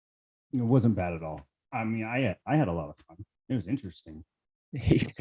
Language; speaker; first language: English; native; English